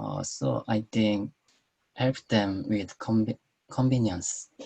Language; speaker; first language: English; non-native, learner; Korean